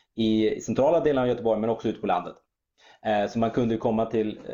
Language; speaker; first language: Swedish; early bilingual, other home language; German